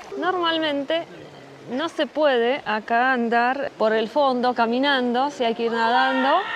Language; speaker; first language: Spanish; early bilingual, other home language; Russian